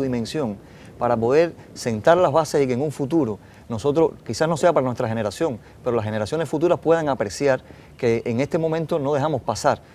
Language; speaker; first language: Spanish; native; Spanish